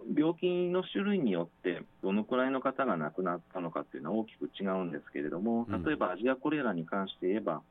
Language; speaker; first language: Japanese; native; Japanese